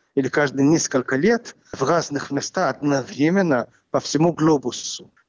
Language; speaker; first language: Russian; non-native, fluent; Hebrew